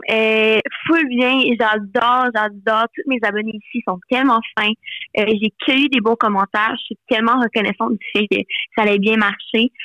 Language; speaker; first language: French; non-native, local second language; English